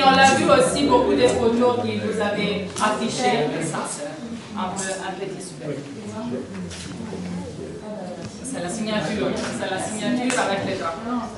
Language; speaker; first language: French; non-native, fluent; Italian